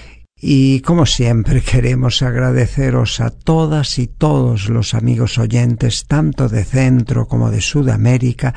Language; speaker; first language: Spanish; native; Spanish